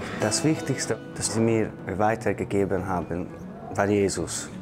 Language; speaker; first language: German; non-native, fluent; Hungarian